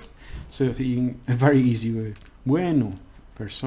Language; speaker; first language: Spanish; non-native, learner; English